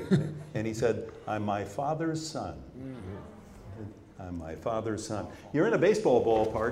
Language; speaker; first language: English; native; English